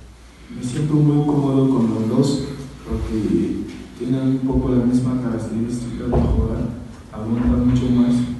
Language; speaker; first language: Spanish; non-native, fluent; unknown